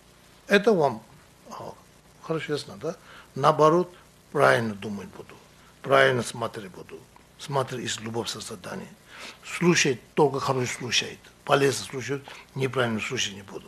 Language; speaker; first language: Russian; non-native, learner; Tibetan